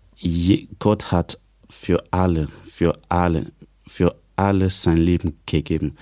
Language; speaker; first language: German; non-native, learner; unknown